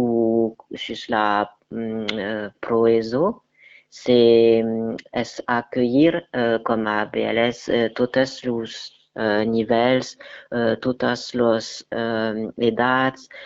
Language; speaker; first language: Catalan; non-native, learner; French